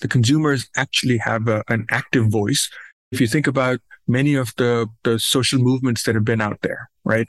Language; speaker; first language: English; non-native, local second language; Urdu